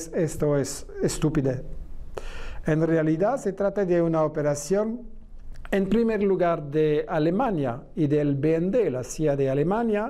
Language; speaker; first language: Spanish; non-native, fluent; French